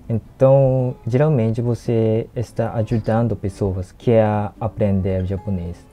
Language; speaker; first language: Portuguese; non-native, learner; Japanese